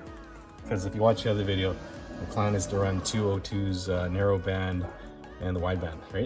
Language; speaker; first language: English; native; English